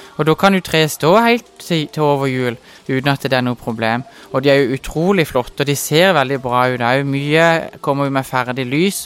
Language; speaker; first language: Norwegian; native; Norwegian